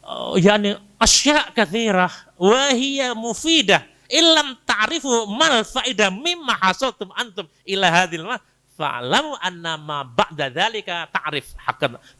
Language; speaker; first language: Arabic; non-native, fluent; Indonesian